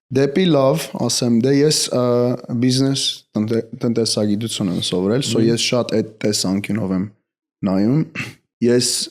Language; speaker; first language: Armenian; early bilingual, heritage; Armenian